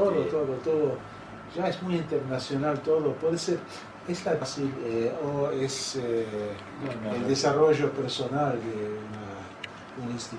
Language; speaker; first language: Spanish; non-native, fluent; English